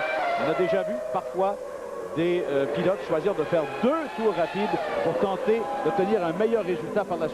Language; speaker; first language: French; native; French